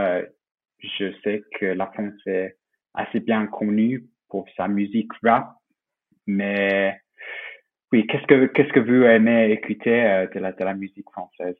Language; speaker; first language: French; non-native, fluent; English